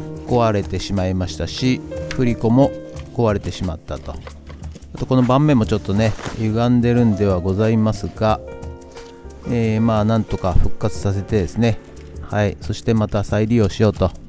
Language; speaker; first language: Japanese; native; Japanese